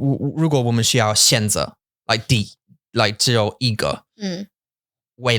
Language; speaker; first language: Chinese; non-native, fluent; English